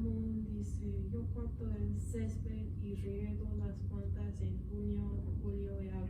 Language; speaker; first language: Spanish; non-native, learner; English